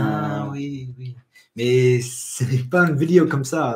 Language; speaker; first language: French; non-native, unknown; English